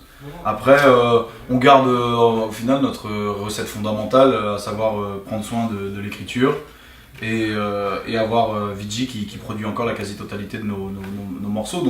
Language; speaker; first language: French; native; French